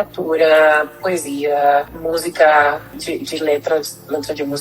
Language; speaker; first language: Portuguese; non-native, fluent; Spanish